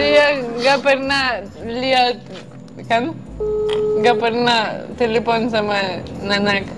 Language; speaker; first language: Indonesian; non-native, learner; Russian